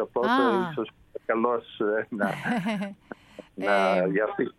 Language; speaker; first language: Greek; non-native, fluent; Dutch